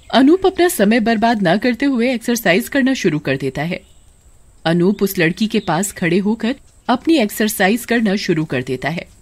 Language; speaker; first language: Hindi; native; Hindi